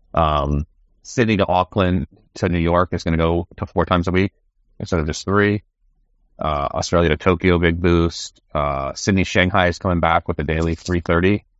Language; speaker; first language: English; native; English